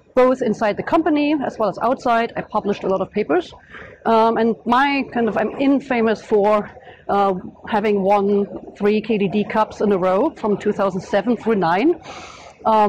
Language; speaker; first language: English; non-native, fluent; German